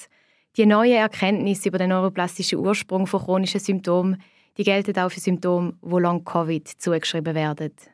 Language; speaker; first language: German; native; German